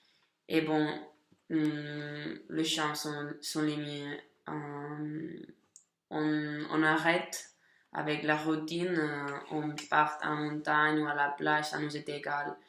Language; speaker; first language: French; non-native, learner; Catalan